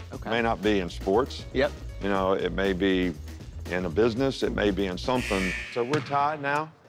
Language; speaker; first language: English; native; English